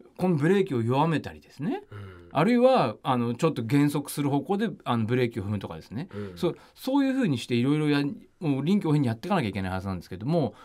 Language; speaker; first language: Japanese; native; Japanese